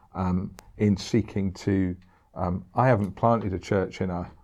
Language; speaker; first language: English; native; English